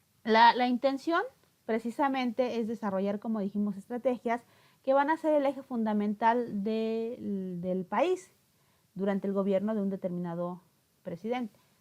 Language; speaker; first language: Spanish; native; Spanish